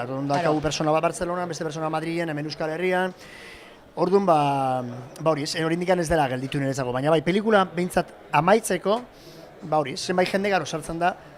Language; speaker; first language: Basque; native; Basque